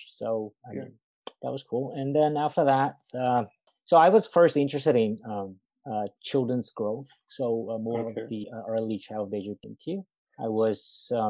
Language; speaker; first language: English; non-native, fluent; Japanese